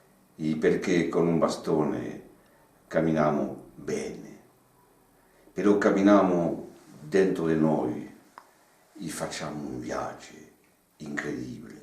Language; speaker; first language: Italian; non-native, learner; French